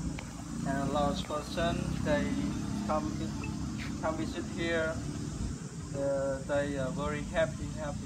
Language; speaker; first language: English; non-native, learner; Khmer